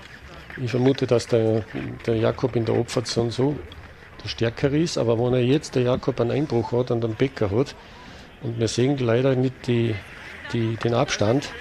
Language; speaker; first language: German; native; German